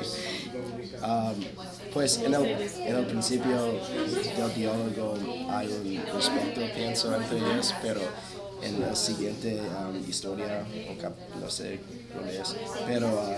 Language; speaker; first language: Spanish; non-native, fluent; English